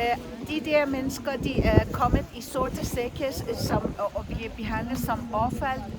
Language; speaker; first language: Danish; non-native, fluent; Persian